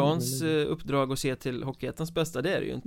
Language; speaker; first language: Swedish; native; Swedish